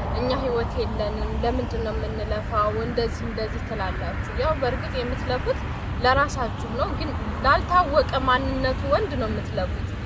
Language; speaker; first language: Amharic; native; Amharic